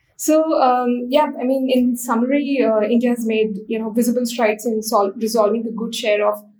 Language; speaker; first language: English; non-native, local second language; Hindi